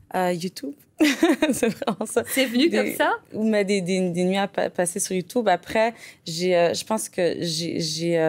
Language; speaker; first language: French; native; French